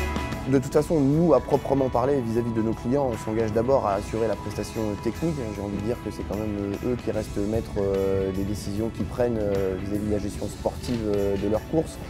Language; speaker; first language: French; native; French